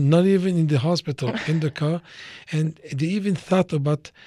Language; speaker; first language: English; non-native, fluent; French